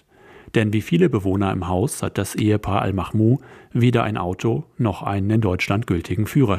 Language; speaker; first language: German; native; German